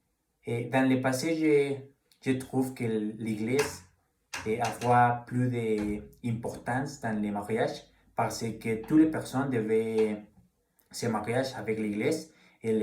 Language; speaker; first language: French; non-native, learner; Spanish